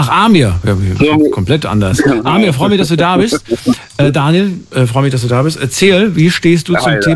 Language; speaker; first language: German; native; German